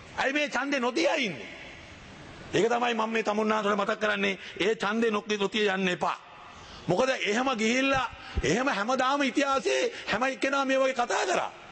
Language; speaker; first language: Sinhala; non-native, local second language; Tamil